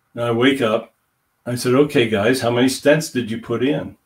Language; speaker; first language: English; native; English